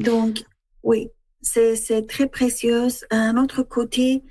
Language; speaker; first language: French; non-native, learner; Persian